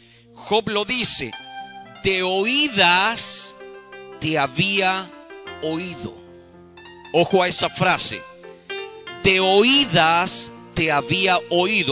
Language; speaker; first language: Spanish; native; Spanish